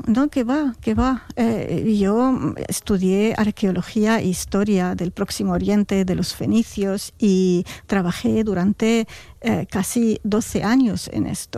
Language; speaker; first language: Spanish; non-native, fluent; Arabic